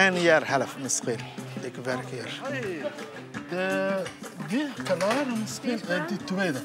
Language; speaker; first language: Dutch; non-native, learner; Somali